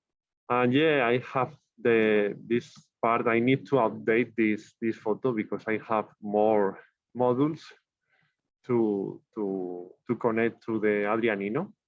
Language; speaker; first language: English; non-native, learner; Spanish